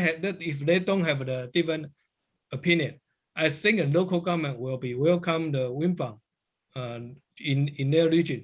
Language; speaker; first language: English; non-native, learner; Chinese